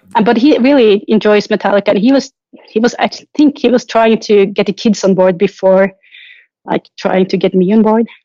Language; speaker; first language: English; non-native, fluent; Norwegian